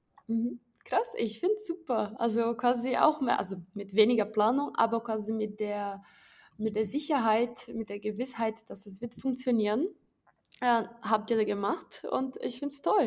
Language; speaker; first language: German; non-native, fluent; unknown